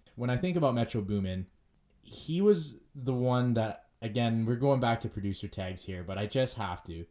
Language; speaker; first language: English; native; English